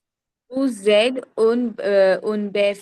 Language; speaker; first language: French; non-native, learner; Hindi